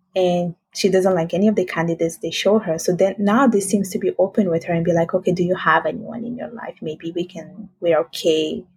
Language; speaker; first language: English; non-native, fluent; Italian